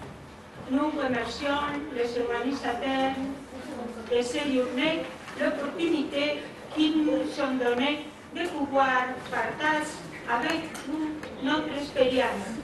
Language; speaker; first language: French; non-native, fluent; Spanish